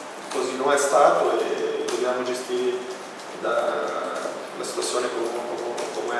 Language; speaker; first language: Italian; non-native, fluent; Portuguese